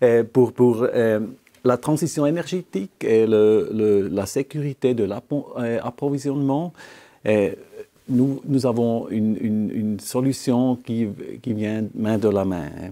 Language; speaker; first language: French; non-native, local second language; German